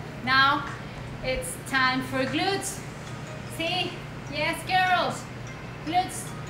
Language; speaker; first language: English; non-native, fluent; Spanish